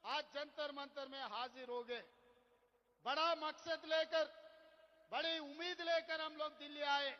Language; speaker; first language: Hindi; non-native, local second language; Telugu